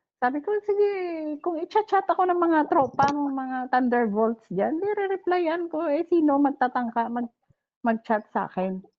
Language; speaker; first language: Filipino; non-native, local second language; Hiligaynon